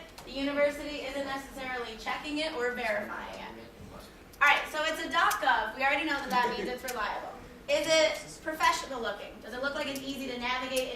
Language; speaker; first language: English; native; English